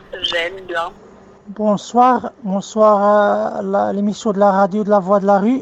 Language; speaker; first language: French; non-native, fluent; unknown